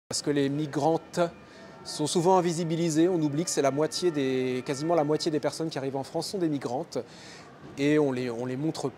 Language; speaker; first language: French; native; French